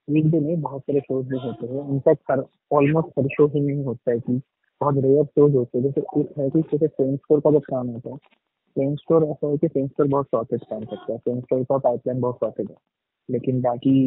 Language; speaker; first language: Hindi; non-native, local second language; Bangla